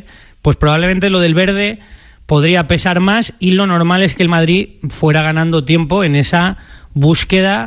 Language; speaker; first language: Spanish; native; Spanish